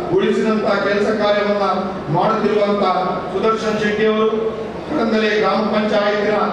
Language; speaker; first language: Kannada; native; Kannada